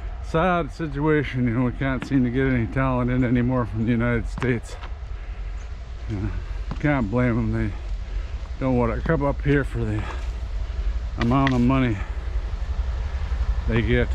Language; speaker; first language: English; native; English